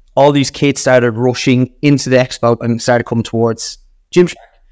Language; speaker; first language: English; native; English